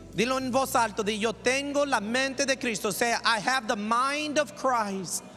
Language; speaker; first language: Spanish; early bilingual, heritage; Spanish